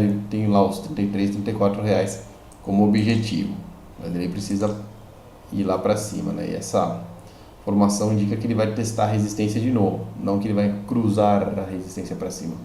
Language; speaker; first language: Portuguese; native; Portuguese